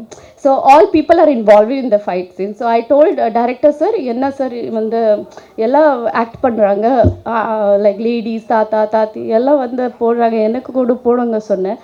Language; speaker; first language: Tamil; non-native, learner; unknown